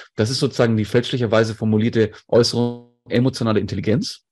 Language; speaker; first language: German; non-native, local second language; Greek